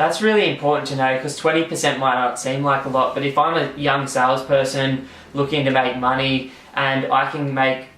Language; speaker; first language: English; native; English